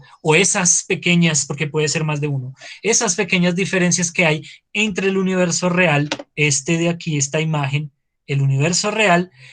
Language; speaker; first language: Spanish; native; Spanish